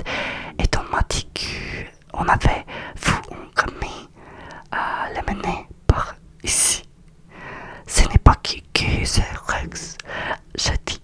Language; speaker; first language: French; non-native, learner; Russian